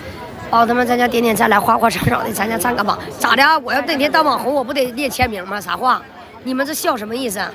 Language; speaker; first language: Chinese; native; Chinese